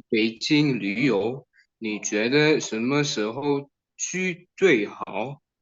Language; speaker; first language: Chinese; non-native, learner; Indonesian